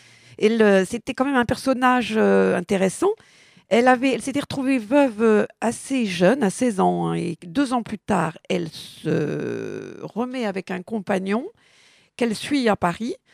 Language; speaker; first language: French; native; French